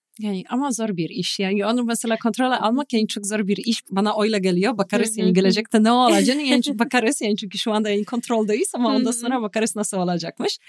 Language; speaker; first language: Turkish; non-native, fluent; Polish